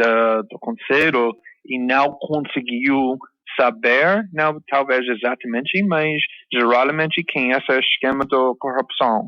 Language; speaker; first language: Portuguese; non-native, fluent; English